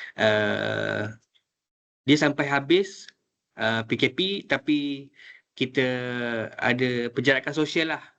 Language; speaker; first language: Malay; native; Malay